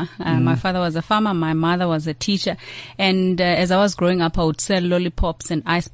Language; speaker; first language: English; non-native, local second language; Xhosa